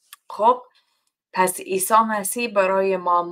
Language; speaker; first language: Persian; non-native, learner; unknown